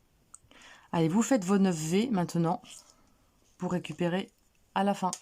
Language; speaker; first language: French; native; French